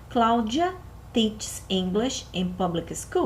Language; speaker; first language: English; non-native, fluent; Portuguese